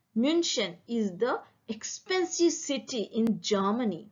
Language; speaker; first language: English; non-native, fluent; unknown